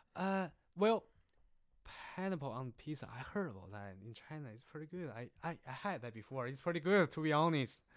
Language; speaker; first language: English; non-native, learner; Chinese